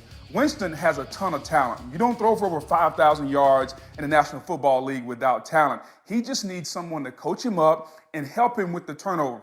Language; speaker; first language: English; native; English